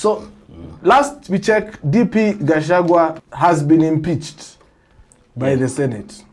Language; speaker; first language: English; non-native, local second language; Swahili